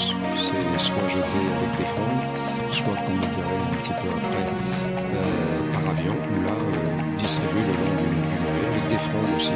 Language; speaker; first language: French; native; French